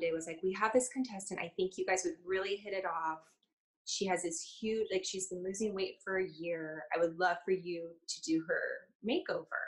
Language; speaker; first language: English; native; English